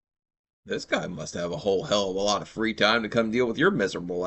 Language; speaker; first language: English; native; English